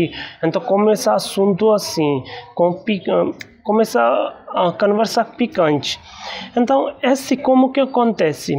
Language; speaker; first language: Portuguese; non-native, learner; Hindi